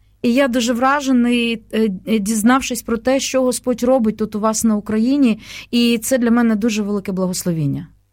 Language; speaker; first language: Ukrainian; native; Ukrainian